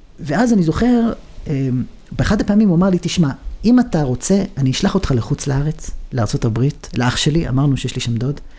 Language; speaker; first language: Hebrew; native; Hebrew